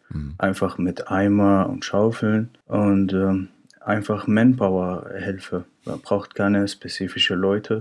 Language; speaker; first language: German; non-native, fluent; Arabic